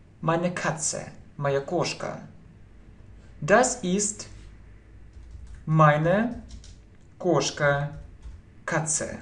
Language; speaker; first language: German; non-native, fluent; Russian